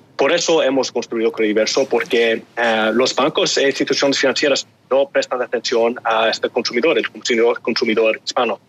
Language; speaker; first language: Spanish; early bilingual, heritage; Spanish